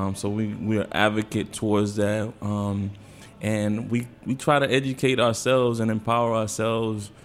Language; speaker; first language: English; early bilingual, other home language; Spanish